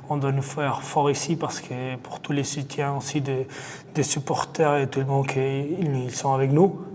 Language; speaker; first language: French; non-native, fluent; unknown